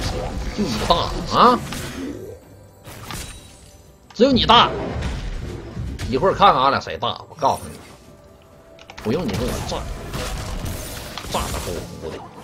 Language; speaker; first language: Chinese; native; Chinese